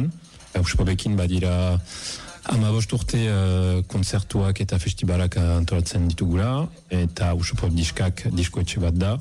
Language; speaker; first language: Basque; non-native, fluent; Italian